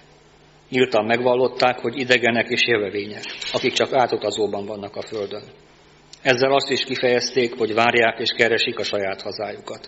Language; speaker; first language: Hungarian; native; Hungarian